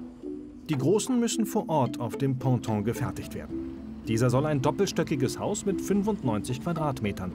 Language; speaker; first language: German; native; German